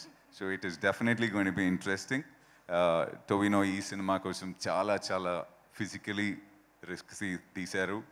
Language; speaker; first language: Telugu; non-native, fluent; Malayalam